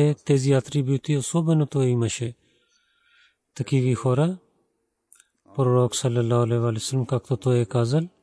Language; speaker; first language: Bulgarian; non-native, learner; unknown